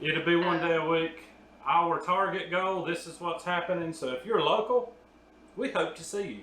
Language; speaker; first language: English; native; English